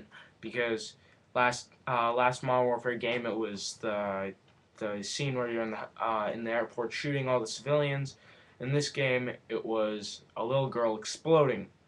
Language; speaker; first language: English; native; English